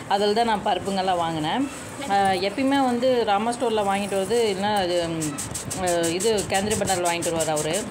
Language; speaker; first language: Tamil; non-native, local second language; Telugu